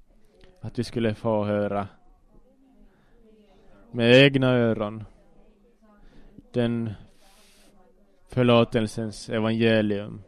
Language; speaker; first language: Swedish; non-native, local second language; Finnish